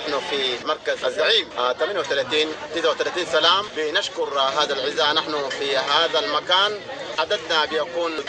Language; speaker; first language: Arabic; non-native, local second language; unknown